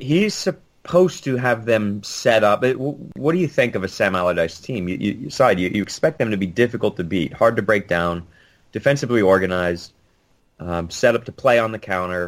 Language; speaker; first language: English; native; English